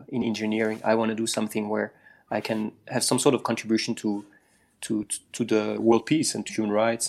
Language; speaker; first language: English; non-native, fluent; French